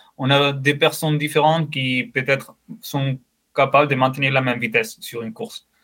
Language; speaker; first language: French; non-native, fluent; Spanish